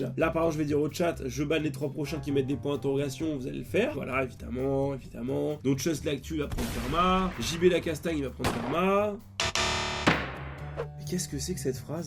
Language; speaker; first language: French; native; French